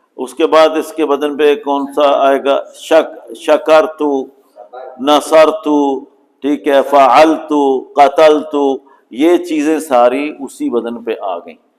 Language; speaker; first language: Urdu; non-native, local second language; Punjabi